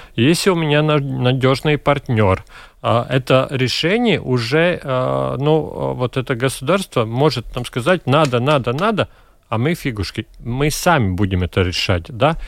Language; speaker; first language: Russian; non-native, local second language; Latvian